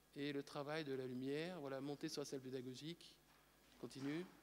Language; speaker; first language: French; native; French